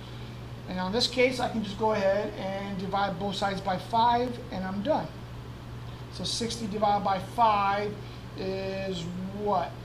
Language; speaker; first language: English; native; English